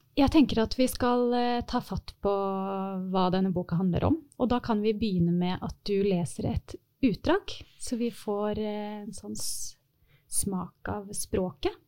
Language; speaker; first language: Norwegian; native; Norwegian